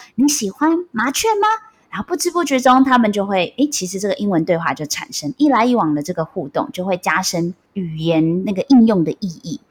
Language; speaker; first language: Chinese; non-native, local second language; Min Nan Chinese